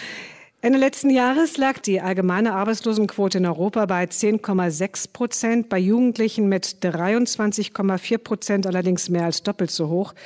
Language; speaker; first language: German; native; German